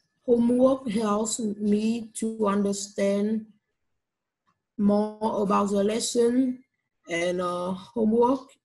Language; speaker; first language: English; non-native, learner; Vietnamese